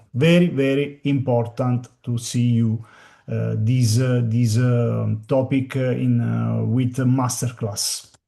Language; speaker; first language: English; non-native, learner; Italian